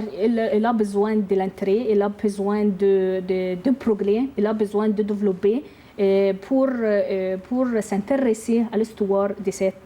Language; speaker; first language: French; non-native, learner; Arabic